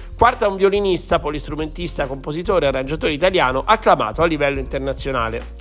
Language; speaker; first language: Italian; native; Italian